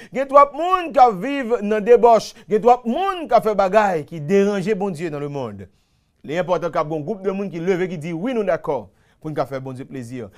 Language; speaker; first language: French; non-native, local second language; Haitian Creole